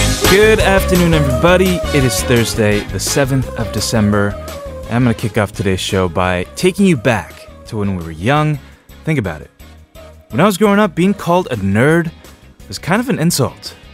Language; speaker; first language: English; native; English